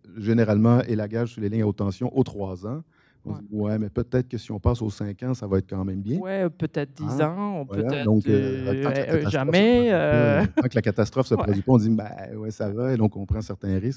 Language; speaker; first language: French; native; French